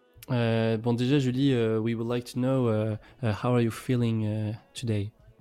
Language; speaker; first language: English; non-native, fluent; French